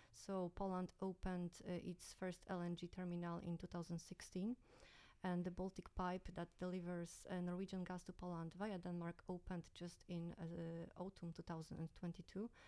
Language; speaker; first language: English; non-native, fluent; Polish